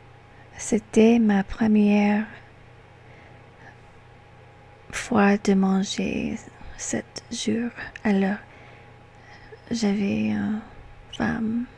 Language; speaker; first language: French; non-native, learner; English